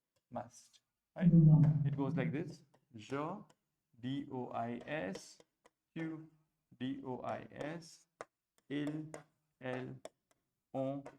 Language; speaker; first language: French; non-native, fluent; Hindi